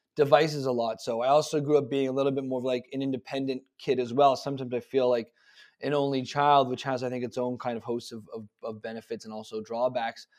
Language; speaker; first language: English; native; English